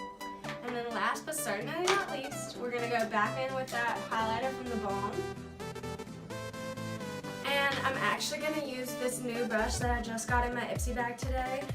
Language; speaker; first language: English; native; English